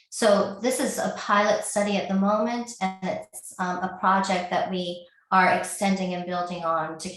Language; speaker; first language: English; native; English